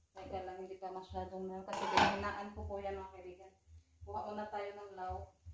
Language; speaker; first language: Filipino; non-native, local second language; Cebuano